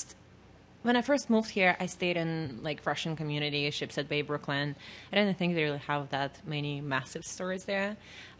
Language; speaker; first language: English; non-native, fluent; Russian